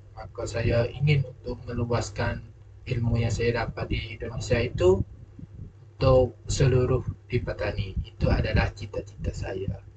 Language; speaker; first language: Malay; native; Malay